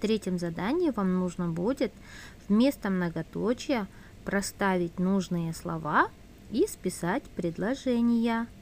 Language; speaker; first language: Russian; non-native, local second language; Kazakh